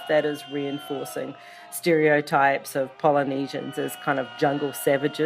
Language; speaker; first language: English; native; English